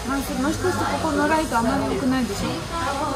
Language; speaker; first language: Japanese; non-native, fluent; Romanian